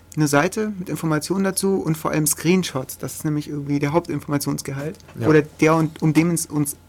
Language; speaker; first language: German; native; German